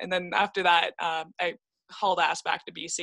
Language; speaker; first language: English; native; English